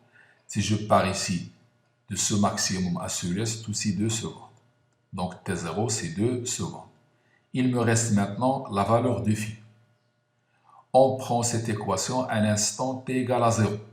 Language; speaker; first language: French; non-native, local second language; Arabic